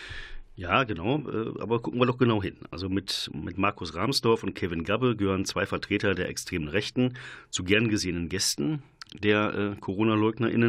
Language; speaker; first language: German; native; German